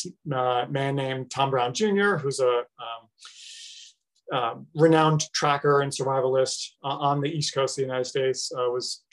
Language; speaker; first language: English; native; English